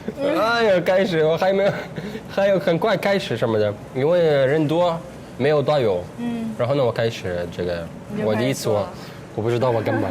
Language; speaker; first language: Chinese; non-native, learner; Arabic